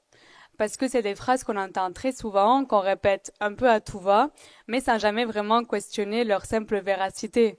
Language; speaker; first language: French; native; French